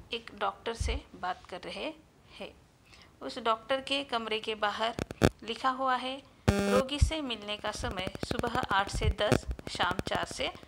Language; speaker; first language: Hindi; non-native, local second language; Marathi